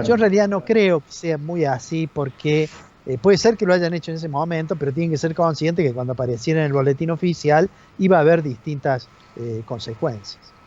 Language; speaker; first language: Spanish; native; Spanish